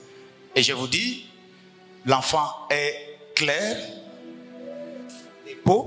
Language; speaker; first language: French; non-native, local second language; Lingala